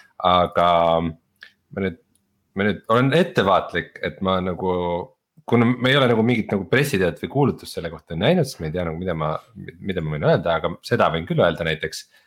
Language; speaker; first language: Estonian; native; Estonian